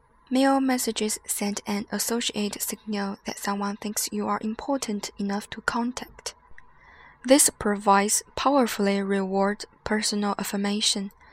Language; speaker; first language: English; non-native, fluent; Chinese